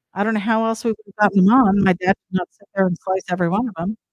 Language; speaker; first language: English; native; English